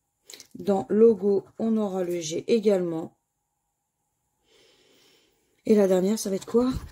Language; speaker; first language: French; native; French